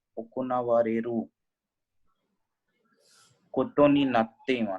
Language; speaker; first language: Japanese; non-native, learner; Hindi